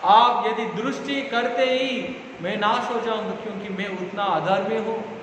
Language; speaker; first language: Hindi; non-native, local second language; Telugu